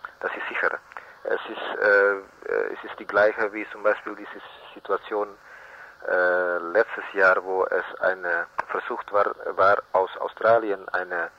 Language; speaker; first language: German; non-native, learner; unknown